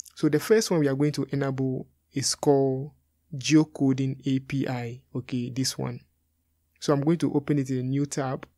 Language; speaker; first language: English; non-native, local second language; Akan